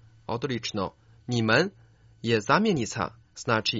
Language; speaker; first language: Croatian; non-native, fluent; Chinese